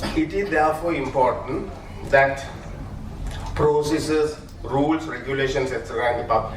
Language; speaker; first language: English; non-native, local second language; Sinhala